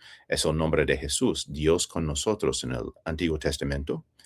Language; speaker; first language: Spanish; non-native, fluent; English